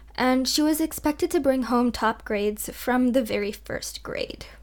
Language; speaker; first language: English; early bilingual, other home language; Hindi